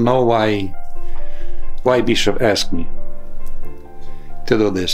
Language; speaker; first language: English; non-native, fluent; Ukrainian